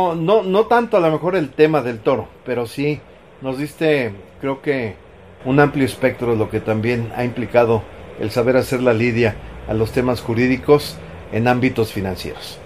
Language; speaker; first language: Spanish; native; Spanish